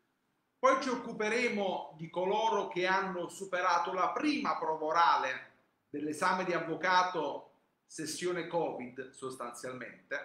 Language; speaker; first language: Italian; native; Italian